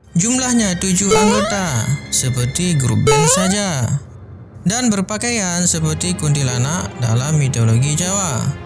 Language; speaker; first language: Malay; non-native, local second language; Achinese